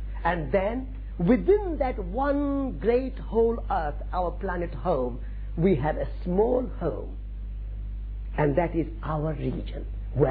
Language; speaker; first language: English; non-native, local second language; Marwari